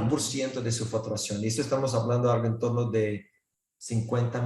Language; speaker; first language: Spanish; non-native, fluent; Portuguese